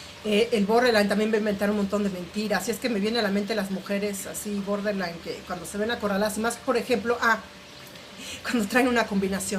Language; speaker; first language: Spanish; native; Spanish